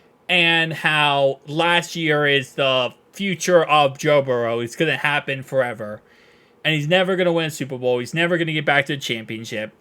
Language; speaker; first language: English; native; English